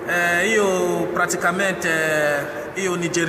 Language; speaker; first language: Italian; non-native, learner; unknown